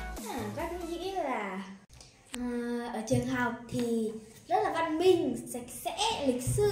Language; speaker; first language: Vietnamese; early bilingual, heritage; Vietnamese